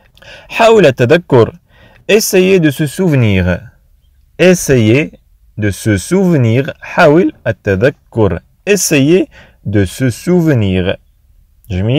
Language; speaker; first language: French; non-native, fluent; Arabic